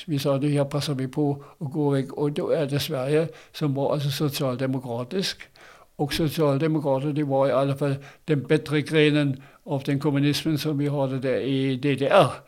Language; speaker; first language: Swedish; non-native, fluent; German